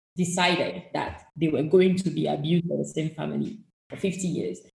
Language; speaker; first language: English; non-native, fluent; French